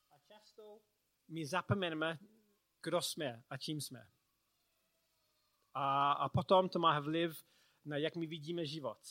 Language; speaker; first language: Czech; non-native, learner; English